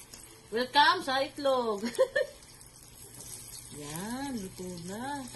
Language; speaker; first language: Filipino; non-native, local second language; Cebuano